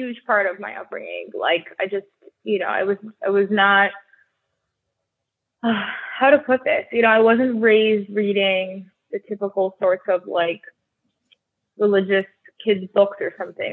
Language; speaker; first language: English; early bilingual, other home language; Russian